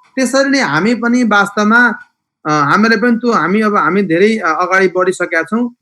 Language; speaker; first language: Nepali; native; Nepali